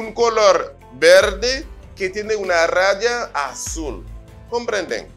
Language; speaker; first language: Spanish; non-native, fluent; Haitian Creole